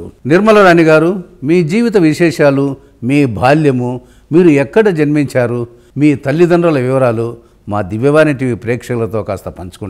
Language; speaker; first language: Telugu; native; Telugu